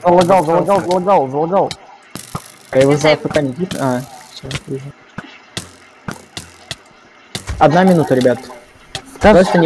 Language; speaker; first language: Russian; native; Russian